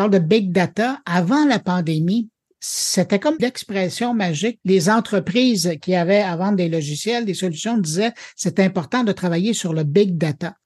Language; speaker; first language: French; native; French